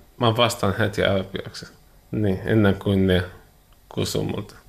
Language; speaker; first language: Finnish; non-native, learner; Arabic